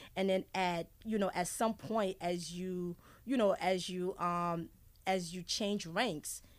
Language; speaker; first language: English; early bilingual, other home language; Haitian Creole